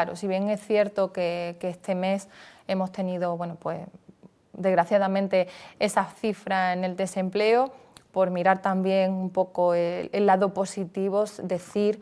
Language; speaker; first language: Spanish; native; Spanish